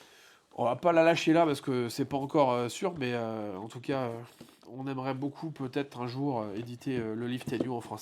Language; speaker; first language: French; native; French